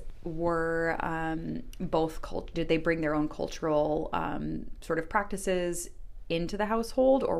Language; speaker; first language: English; native; English